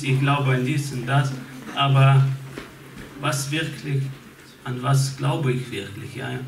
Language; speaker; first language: German; non-native, fluent; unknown